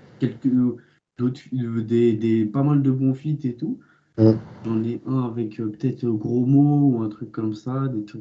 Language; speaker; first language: French; native; French